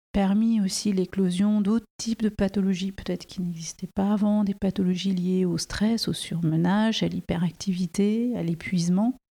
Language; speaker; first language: French; native; French